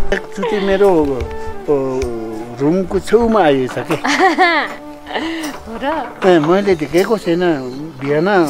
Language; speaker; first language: Nepali; non-native, local second language; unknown